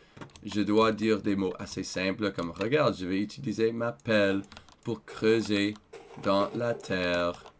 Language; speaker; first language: French; non-native, learner; English